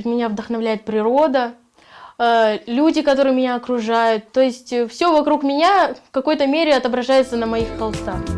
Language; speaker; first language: Russian; native; Russian